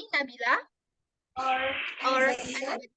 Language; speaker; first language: English; non-native, learner; Indonesian